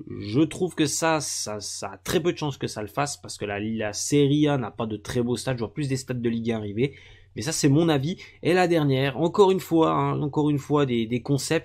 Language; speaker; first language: French; native; French